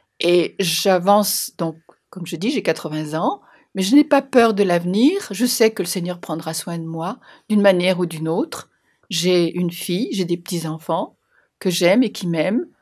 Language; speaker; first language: French; native; French